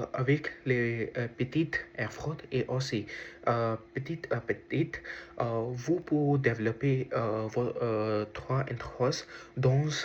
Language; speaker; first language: French; non-native, learner; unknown